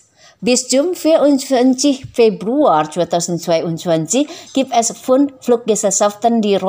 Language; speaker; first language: German; non-native, fluent; Indonesian